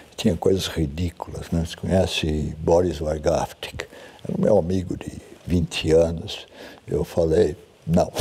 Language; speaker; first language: Portuguese; early bilingual, other home language; German